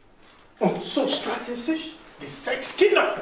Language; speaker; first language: German; non-native, fluent; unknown